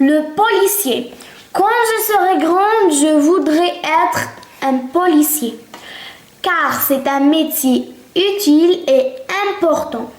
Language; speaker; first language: French; non-native, local second language; Arabic